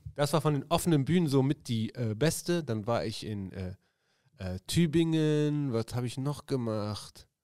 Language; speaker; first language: German; early bilingual, other home language; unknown